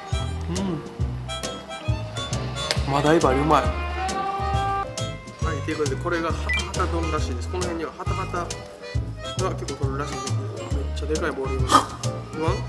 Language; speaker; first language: Japanese; native; Japanese